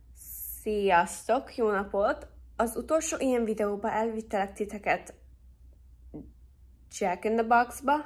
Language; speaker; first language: Hungarian; non-native, fluent; English